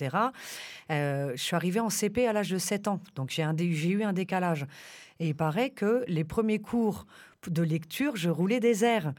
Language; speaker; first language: French; early bilingual, other home language; Romanian